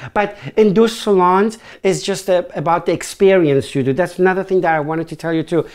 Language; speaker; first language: English; non-native, fluent; German